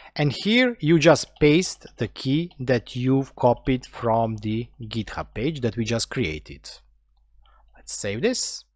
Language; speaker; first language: English; non-native, fluent; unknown